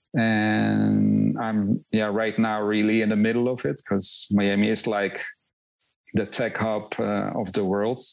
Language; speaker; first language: English; non-native, fluent; Dutch